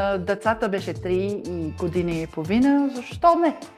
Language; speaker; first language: Bulgarian; non-native, learner; English